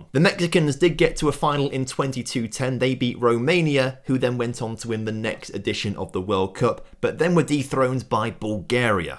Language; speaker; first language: English; native; English